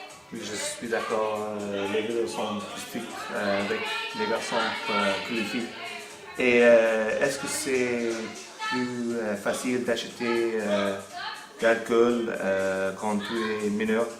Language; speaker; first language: French; non-native, learner; English